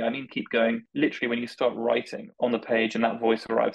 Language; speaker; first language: English; native; English